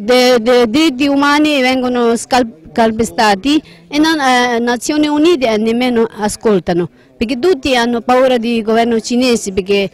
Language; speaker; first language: Italian; non-native, learner; Tibetan